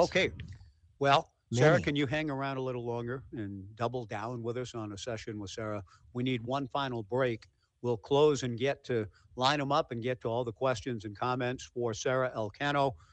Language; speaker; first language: English; native; English